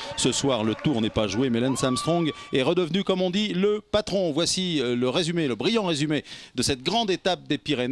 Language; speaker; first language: French; native; French